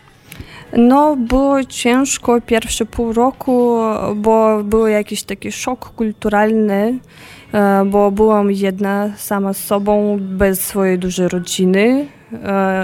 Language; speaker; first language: Polish; non-native, fluent; Russian